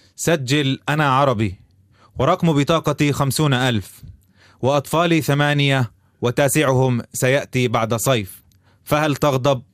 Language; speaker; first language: Hebrew; non-native, local second language; Arabic